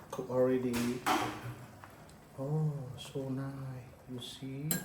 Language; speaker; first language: English; non-native, learner; Khmer